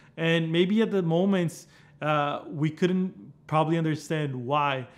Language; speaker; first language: English; non-native, fluent; Portuguese